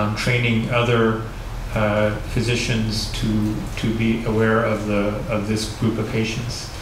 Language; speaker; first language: English; native; English